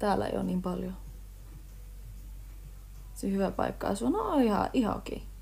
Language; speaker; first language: Finnish; early bilingual, heritage; Finnish